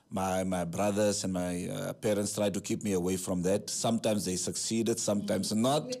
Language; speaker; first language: English; non-native, local second language; Afrikaans